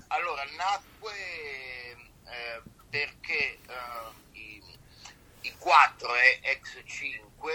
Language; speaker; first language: Italian; native; Italian